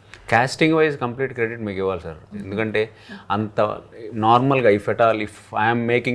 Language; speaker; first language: Telugu; native; Telugu